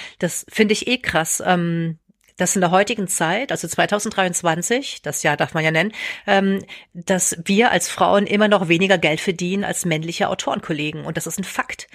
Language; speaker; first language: German; native; German